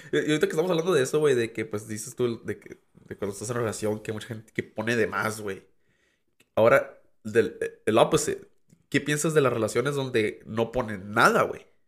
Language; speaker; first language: Spanish; early bilingual, heritage; Spanish